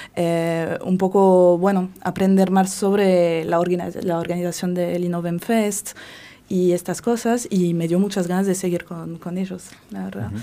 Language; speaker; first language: Spanish; non-native, fluent; French